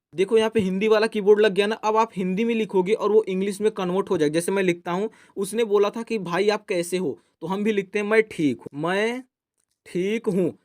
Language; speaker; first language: Hindi; native; Hindi